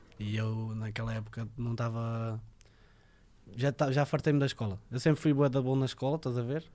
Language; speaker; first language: Portuguese; native; Portuguese